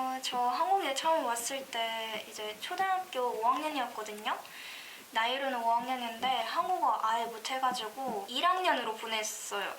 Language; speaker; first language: Korean; early bilingual, other home language; Russian